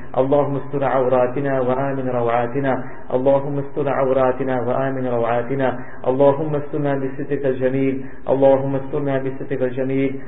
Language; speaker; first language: Arabic; non-native, fluent; English